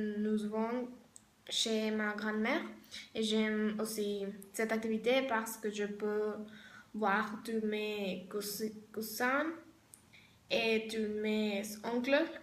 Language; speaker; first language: French; non-native, learner; Spanish